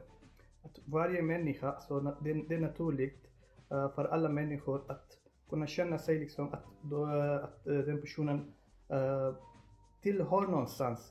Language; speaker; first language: Swedish; non-native, fluent; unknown